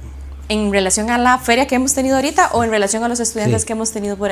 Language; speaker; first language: Spanish; native; Spanish